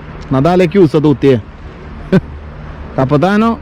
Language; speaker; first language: Italian; non-native, learner; Malayalam